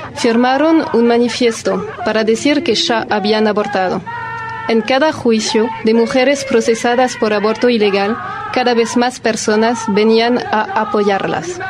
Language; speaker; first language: Spanish; non-native, fluent; French